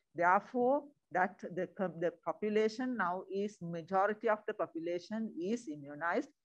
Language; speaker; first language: English; non-native, local second language; Sinhala